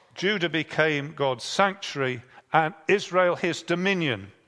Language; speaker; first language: English; native; English